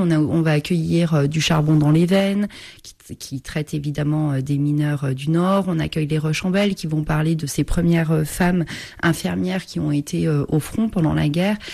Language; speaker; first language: French; native; French